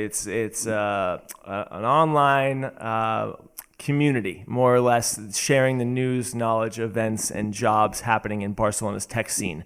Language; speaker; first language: English; native; English